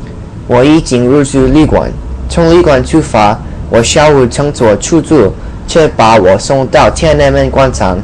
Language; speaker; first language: Chinese; non-native, learner; English